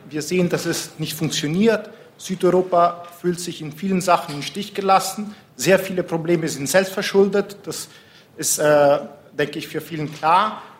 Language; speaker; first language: German; non-native, fluent; Italian